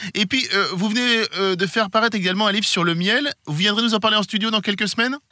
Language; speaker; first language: French; native; French